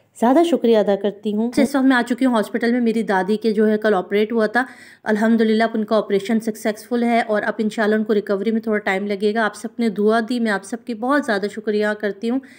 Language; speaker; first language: Urdu; non-native, local second language; Punjabi